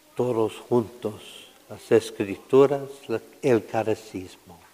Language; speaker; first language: Spanish; non-native, learner; English